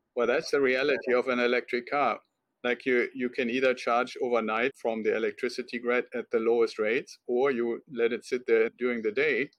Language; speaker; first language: English; non-native, fluent; German